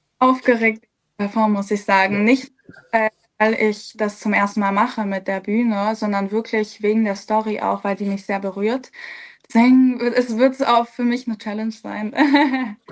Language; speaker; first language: German; early bilingual, other home language; Serbian